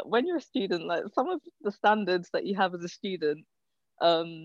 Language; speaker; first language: English; native; English